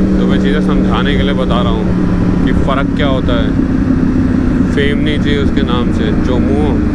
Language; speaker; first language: Hindi; native; Hindi